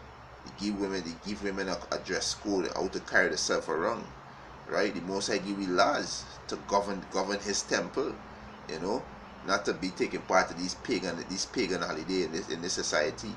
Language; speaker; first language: English; native; English